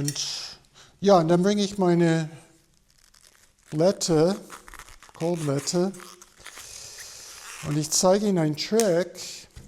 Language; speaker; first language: German; non-native, fluent; English